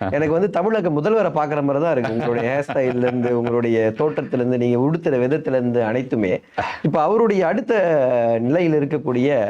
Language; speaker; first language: Tamil; native; Tamil